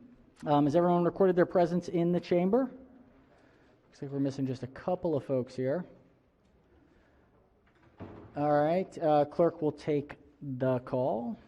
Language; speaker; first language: English; native; English